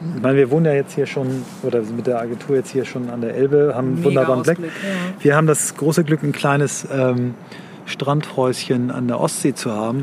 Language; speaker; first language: German; native; German